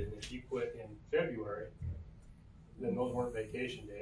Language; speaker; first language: English; native; English